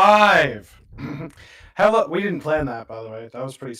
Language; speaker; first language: English; native; English